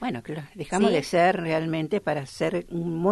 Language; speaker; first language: Spanish; native; Spanish